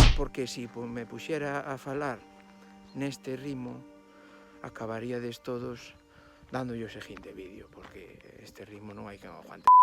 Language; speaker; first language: Galician; non-native, local second language; Spanish